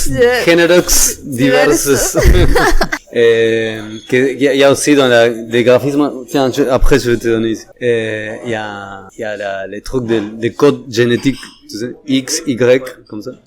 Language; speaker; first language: French; non-native, fluent; Spanish